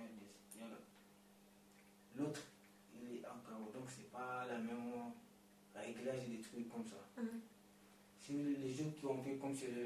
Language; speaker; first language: French; non-native, learner; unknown